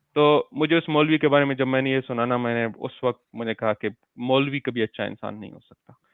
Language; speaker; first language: Urdu; non-native, local second language; Pashto